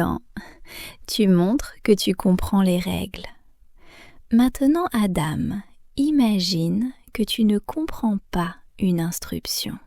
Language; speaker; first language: French; native; French